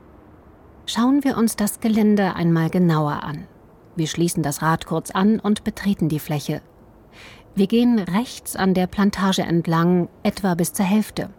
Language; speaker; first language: German; native; German